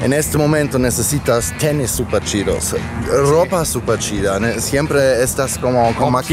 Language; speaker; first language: Spanish; non-native, fluent; German